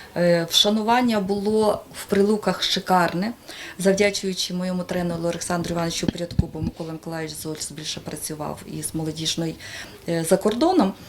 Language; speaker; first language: Ukrainian; native; Ukrainian